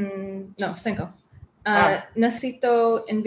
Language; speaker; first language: Spanish; non-native, learner; English